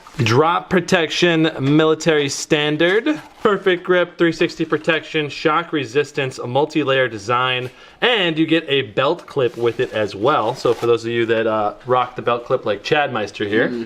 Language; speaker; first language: English; native; English